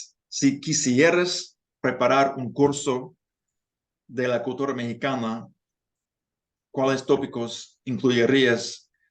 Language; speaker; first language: Spanish; non-native, fluent; English